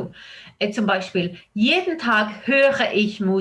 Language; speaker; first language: German; non-native, fluent; English